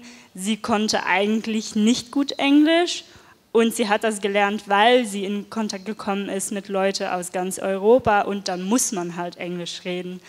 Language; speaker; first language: German; non-native, fluent; Dutch